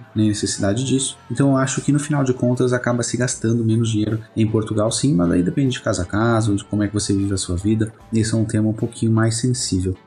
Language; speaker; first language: Portuguese; native; Portuguese